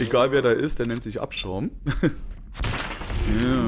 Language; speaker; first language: German; native; German